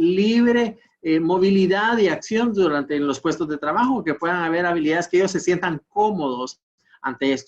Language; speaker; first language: Spanish; native; Spanish